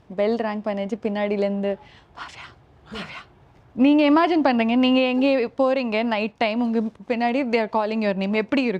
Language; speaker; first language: Tamil; early bilingual, heritage; Tamil